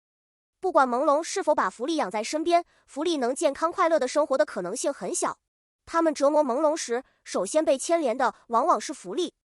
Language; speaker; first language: Chinese; native; Chinese